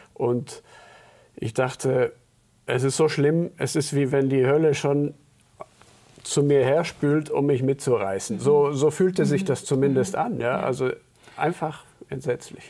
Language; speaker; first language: German; early bilingual, heritage; German